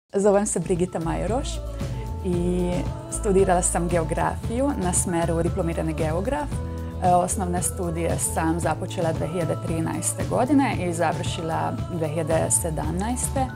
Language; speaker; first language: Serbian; non-native, local second language; Hungarian